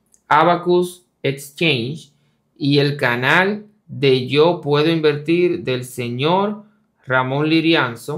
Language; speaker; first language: Spanish; native; Spanish